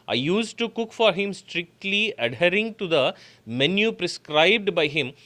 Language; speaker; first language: English; non-native, local second language; Telugu